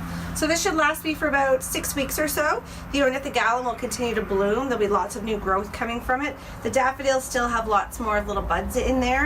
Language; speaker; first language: English; native; English